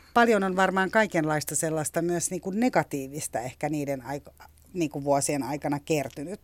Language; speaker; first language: Finnish; native; Finnish